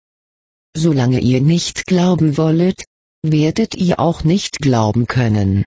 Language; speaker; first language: German; native; German